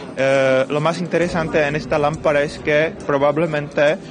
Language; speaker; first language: Spanish; non-native, fluent; Czech